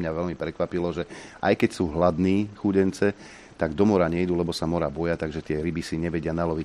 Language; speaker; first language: Slovak; native; Slovak